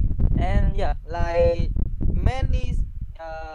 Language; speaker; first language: English; non-native, learner; Vietnamese